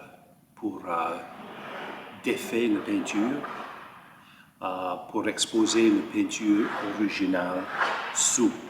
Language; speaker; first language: French; early bilingual, heritage; French